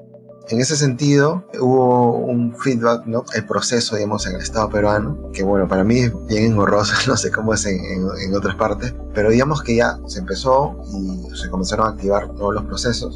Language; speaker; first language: Spanish; native; Spanish